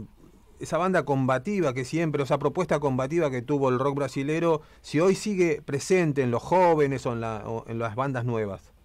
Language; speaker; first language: Spanish; native; Spanish